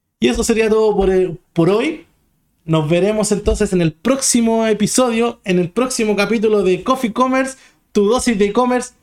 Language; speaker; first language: Spanish; native; Spanish